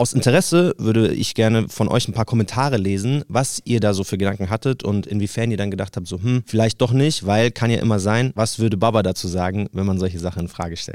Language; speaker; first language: German; native; German